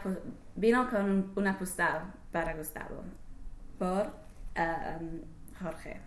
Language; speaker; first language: Spanish; non-native, learner; English